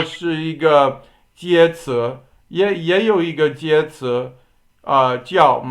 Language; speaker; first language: Chinese; non-native, learner; English